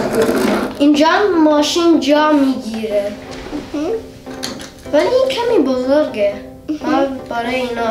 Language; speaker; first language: Persian; early bilingual, heritage; Persian